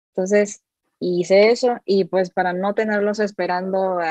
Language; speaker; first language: Spanish; native; Spanish